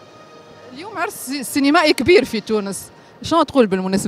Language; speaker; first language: Arabic; native; Arabic